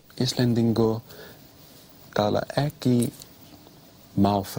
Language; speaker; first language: Icelandic; non-native, learner; English